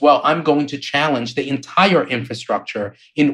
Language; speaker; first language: English; native; English